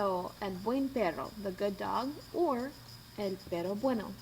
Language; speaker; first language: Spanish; non-native, fluent; English